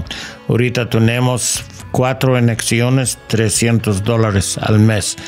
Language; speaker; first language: Spanish; non-native, learner; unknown